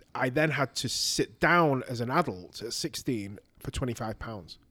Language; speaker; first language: English; native; English